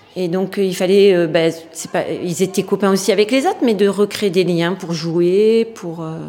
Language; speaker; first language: French; native; French